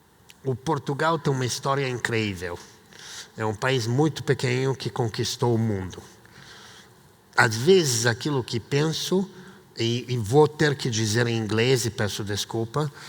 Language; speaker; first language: Portuguese; non-native, fluent; Italian